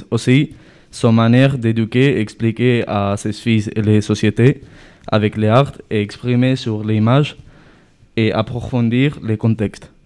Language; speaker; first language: French; non-native, learner; Spanish